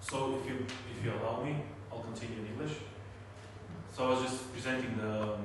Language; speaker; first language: English; non-native, fluent; Macedonian